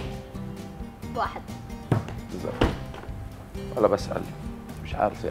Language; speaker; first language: Arabic; native; Arabic